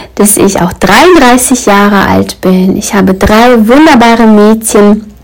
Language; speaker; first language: German; early bilingual, other home language; Russian